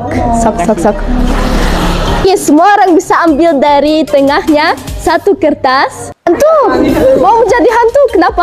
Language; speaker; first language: Indonesian; non-native, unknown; German